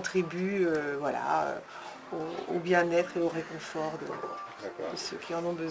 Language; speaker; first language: French; native; French